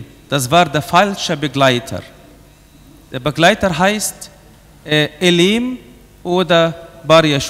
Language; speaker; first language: German; non-native, fluent; Arabic